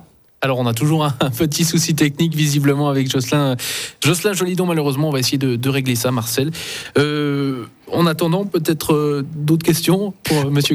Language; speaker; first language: French; native; French